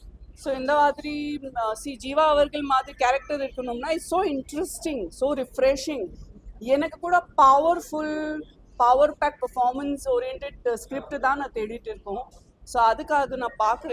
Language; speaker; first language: Tamil; non-native, local second language; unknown